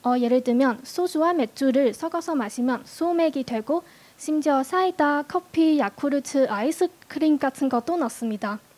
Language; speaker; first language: Korean; non-native, fluent; Cantonese